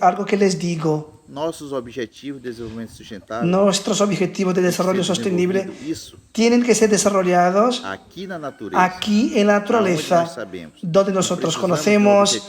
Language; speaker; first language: Spanish; non-native, fluent; Portuguese